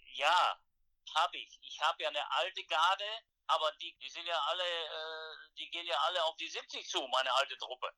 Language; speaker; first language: German; native; German